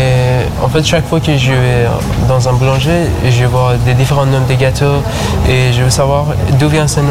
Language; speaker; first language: French; non-native, learner; Persian